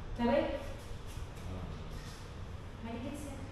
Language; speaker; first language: Turkish; non-native, learner; Filipino